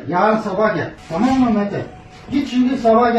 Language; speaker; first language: Turkish; native; Turkish